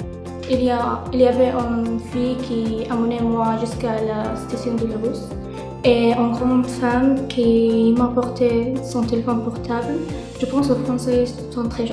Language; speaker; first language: French; non-native, learner; Arabic